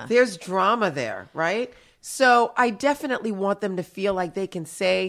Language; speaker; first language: English; early bilingual, other home language; Haitian Creole